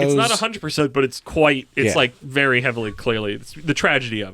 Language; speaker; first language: English; native; English